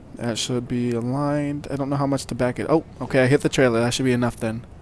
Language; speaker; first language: English; native; English